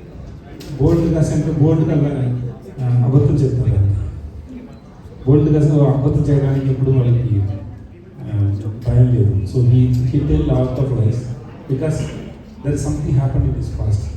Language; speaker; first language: Telugu; non-native, learner; Tamil